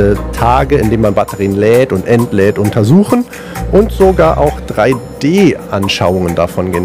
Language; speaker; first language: German; native; German